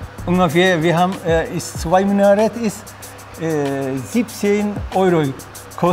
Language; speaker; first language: German; non-native, learner; Turkish